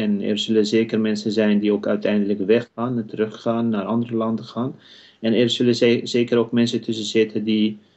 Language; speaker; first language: Dutch; non-native, fluent; Kurdish